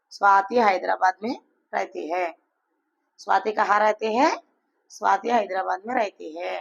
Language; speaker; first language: Hindi; non-native, local second language; Telugu